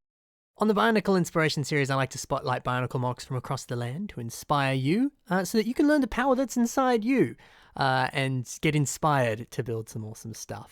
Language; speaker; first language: English; native; English